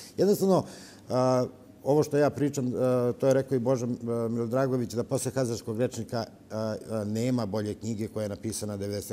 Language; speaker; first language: Serbian; native; Serbian